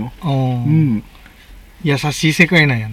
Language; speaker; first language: Japanese; native; Japanese